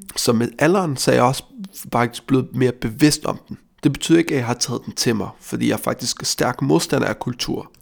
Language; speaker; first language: Danish; early bilingual, other home language; Riffian